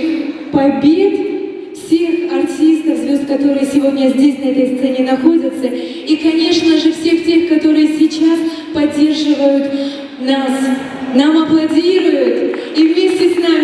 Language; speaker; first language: Russian; non-native, local second language; Chechen